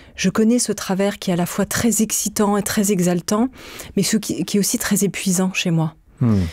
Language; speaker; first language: French; native; French